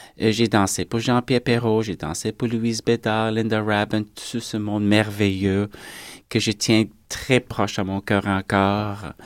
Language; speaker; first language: French; native; French